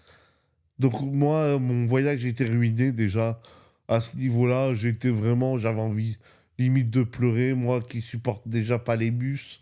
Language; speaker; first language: French; native; French